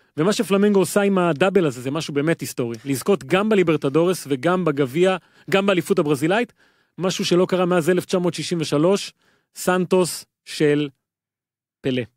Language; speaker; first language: Hebrew; native; Hebrew